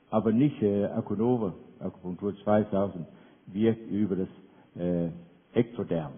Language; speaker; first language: German; non-native, fluent; Danish